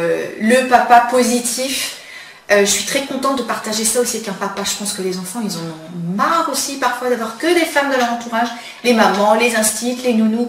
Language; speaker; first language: French; native; French